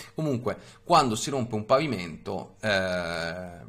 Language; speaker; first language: Italian; native; Italian